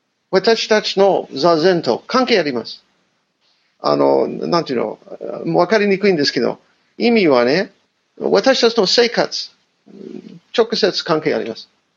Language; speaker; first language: Japanese; non-native, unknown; English